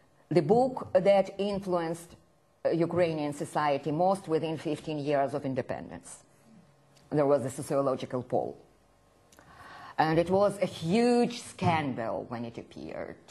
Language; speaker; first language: English; non-native, fluent; Ukrainian